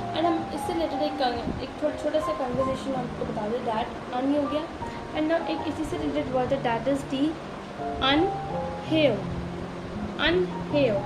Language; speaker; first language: Hindi; native; Hindi